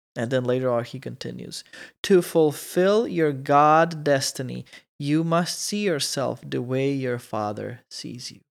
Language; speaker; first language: English; non-native, fluent; Croatian